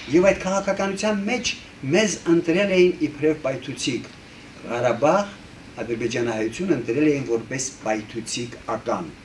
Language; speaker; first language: Armenian; native; Armenian